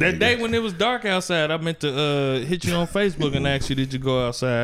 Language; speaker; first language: English; native; English